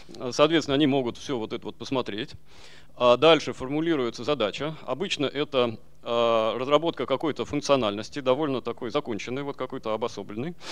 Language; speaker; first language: Russian; native; Russian